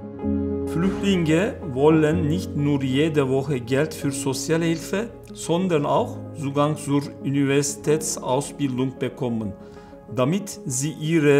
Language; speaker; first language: German; non-native, learner; Turkish